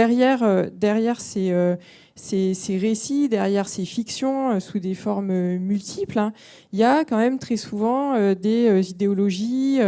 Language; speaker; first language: French; native; French